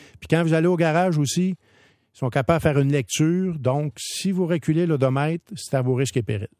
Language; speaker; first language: French; native; French